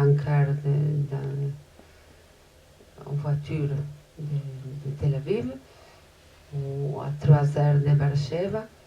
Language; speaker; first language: French; non-native, fluent; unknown